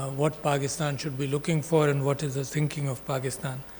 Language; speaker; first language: English; non-native, local second language; Urdu